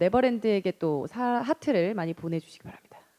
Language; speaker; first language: Korean; native; Korean